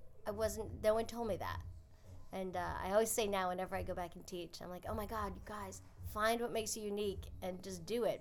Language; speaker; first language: English; native; English